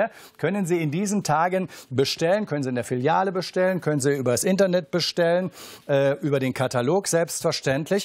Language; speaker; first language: German; native; German